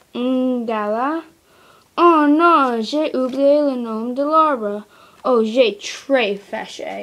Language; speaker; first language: French; non-native, learner; English